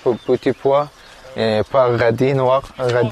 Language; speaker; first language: French; non-native, learner; Persian